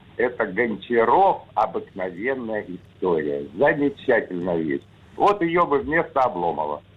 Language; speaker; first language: Russian; native; Russian